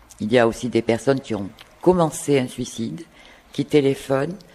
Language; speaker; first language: French; native; French